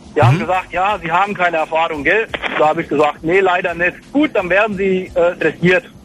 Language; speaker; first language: German; non-native, fluent; Hungarian